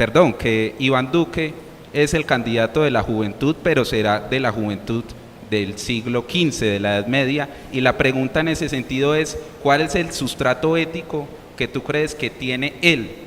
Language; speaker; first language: Spanish; native; Spanish